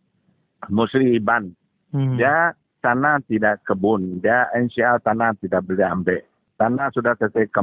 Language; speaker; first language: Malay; non-native, local second language; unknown